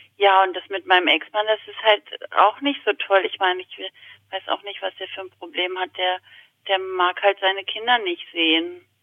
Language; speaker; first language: German; early bilingual, other home language; Italian